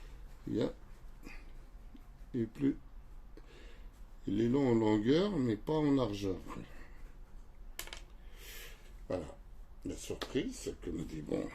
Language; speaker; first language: French; non-native, local second language; Arabic